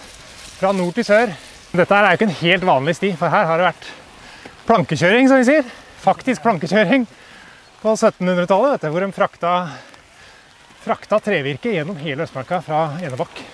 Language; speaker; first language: Norwegian; native; Norwegian